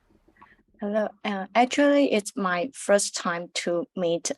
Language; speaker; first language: English; non-native, learner; Chinese